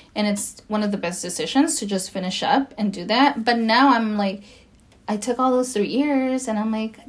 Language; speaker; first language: English; native; English